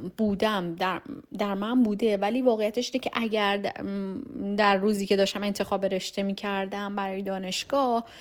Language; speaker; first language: Persian; native; Persian